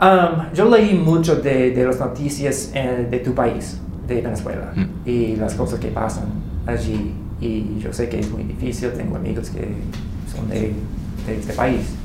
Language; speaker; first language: Spanish; non-native, learner; English